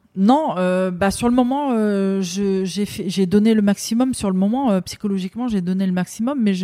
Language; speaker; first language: French; native; French